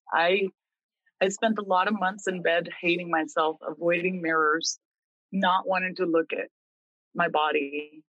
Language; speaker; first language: English; early bilingual, other home language; Spanish